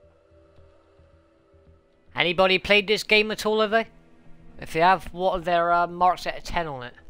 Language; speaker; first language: English; native; English